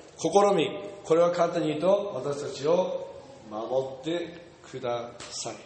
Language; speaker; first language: Japanese; non-native, fluent; English